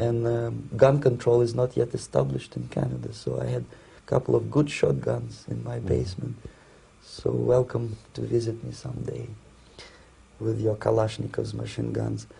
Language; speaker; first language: English; non-native, fluent; Russian